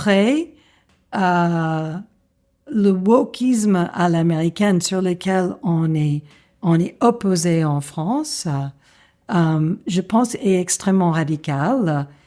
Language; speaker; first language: French; non-native, fluent; English